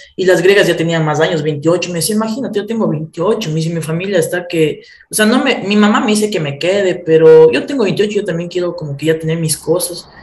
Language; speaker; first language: Spanish; native; Spanish